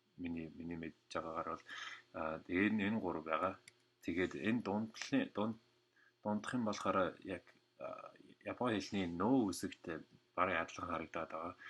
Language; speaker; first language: Mongolian; non-native, fluent; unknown